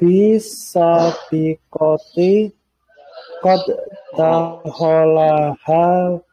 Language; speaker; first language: Arabic; non-native, learner; Indonesian